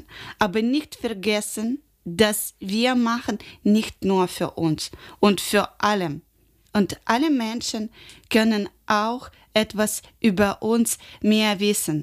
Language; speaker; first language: German; non-native, learner; Ukrainian